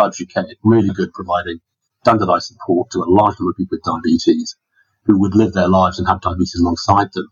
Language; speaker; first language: English; native; English